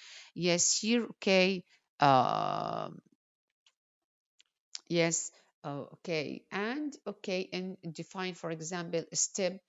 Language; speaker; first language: English; non-native, fluent; Arabic